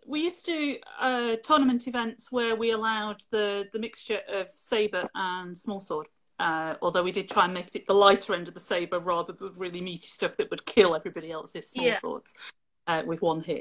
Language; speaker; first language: English; native; English